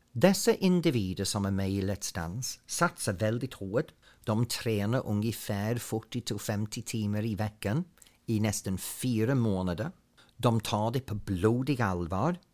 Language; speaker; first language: Swedish; non-native, fluent; English